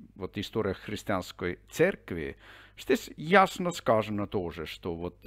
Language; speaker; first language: Russian; non-native, fluent; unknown